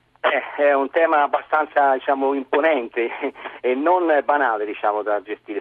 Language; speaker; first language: Italian; native; Italian